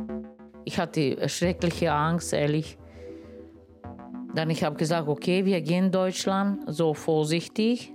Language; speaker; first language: German; non-native, learner; Romany